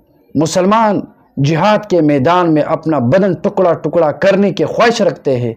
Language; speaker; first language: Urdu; non-native, local second language; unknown